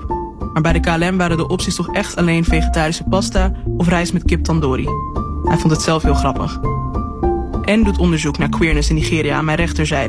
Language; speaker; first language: Dutch; native; Dutch